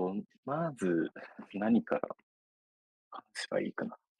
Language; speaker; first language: Japanese; native; Japanese